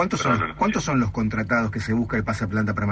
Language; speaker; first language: Spanish; native; Spanish